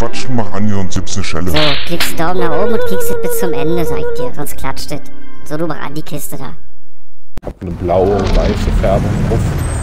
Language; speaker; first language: German; native; German